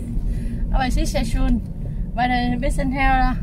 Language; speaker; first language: German; non-native, learner; Vietnamese